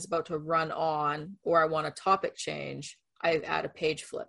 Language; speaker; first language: English; non-native, fluent; Spanish